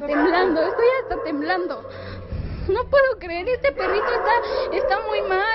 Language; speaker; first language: Spanish; native; Spanish